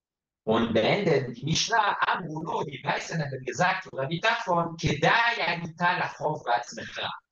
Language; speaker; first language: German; non-native, fluent; Hebrew